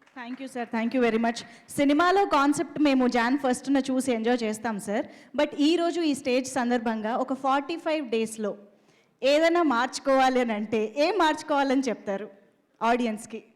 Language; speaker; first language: Telugu; native; Telugu